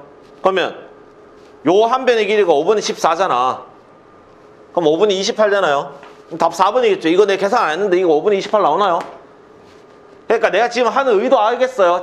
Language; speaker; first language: Korean; native; Korean